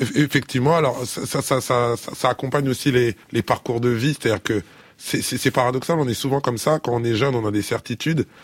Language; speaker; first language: French; early bilingual, other home language; Lingala